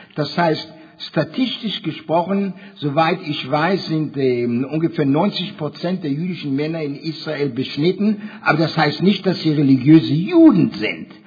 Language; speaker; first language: German; early bilingual, heritage; German